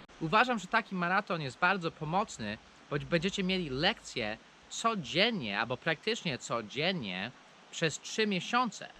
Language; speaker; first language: Polish; non-native, fluent; English